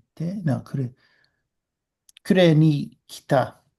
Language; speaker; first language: Japanese; non-native, learner; English